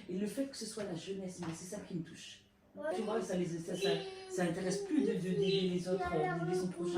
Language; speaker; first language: French; native; French